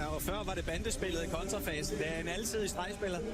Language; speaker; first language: Danish; native; Danish